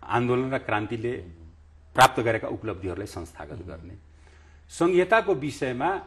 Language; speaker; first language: Nepali; non-native, local second language; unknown